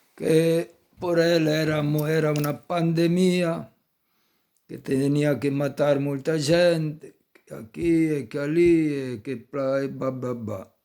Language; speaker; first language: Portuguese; non-native, fluent; Italian